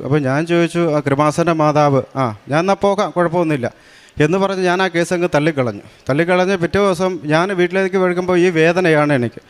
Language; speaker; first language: Malayalam; non-native, local second language; Tamil